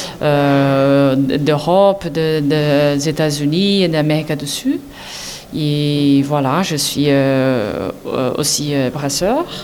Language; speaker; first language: French; non-native, learner; Portuguese